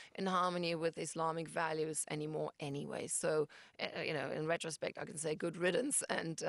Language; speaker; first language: English; non-native, fluent; German